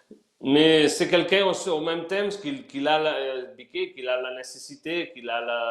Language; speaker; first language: French; non-native, fluent; Spanish